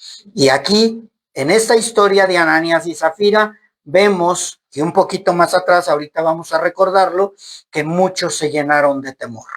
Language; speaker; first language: Spanish; native; Spanish